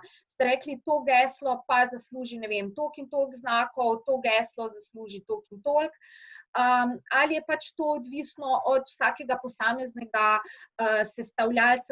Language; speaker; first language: Slovenian; native; Slovenian